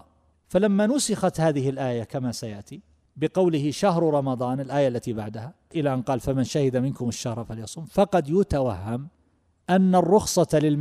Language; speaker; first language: Arabic; native; Arabic